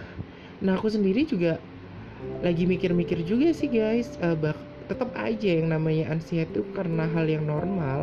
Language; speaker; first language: Indonesian; native; Indonesian